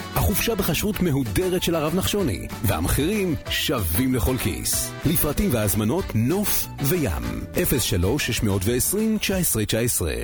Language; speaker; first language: Hebrew; native; Hebrew